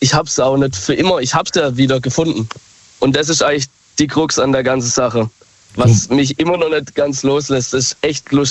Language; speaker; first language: German; native; German